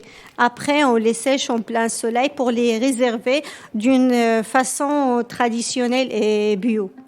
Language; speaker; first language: French; non-native, local second language; Berber languages